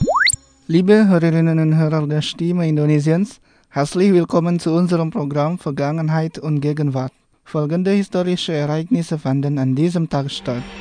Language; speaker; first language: German; non-native, fluent; Indonesian